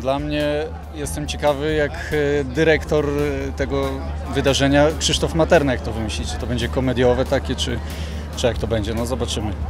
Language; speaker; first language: Polish; native; Polish